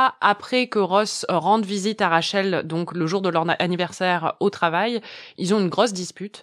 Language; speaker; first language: French; native; French